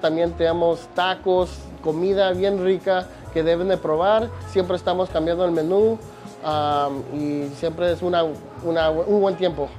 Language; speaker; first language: Spanish; early bilingual, other home language; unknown